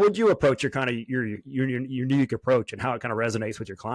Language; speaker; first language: English; native; English